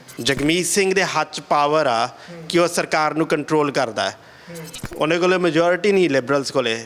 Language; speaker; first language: Punjabi; early bilingual, heritage; Punjabi